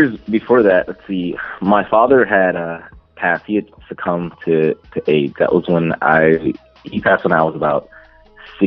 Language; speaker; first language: English; native; English